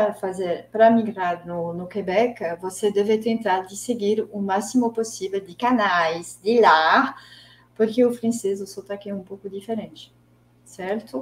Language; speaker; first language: Portuguese; non-native, fluent; French